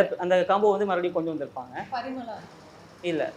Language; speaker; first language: Tamil; native; Tamil